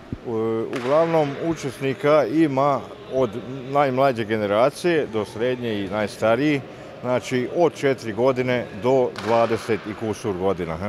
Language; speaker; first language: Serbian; non-native, local second language; Hungarian